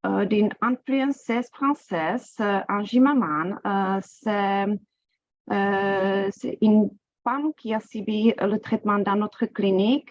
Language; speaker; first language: French; non-native, fluent; Czech